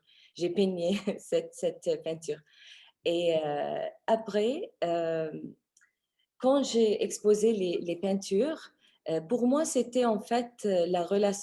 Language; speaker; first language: French; non-native, fluent; Arabic